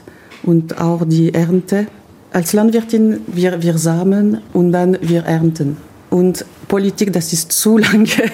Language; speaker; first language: German; non-native, local second language; French